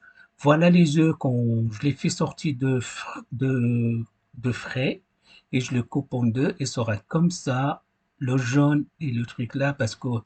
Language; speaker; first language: French; non-native, learner; Arabic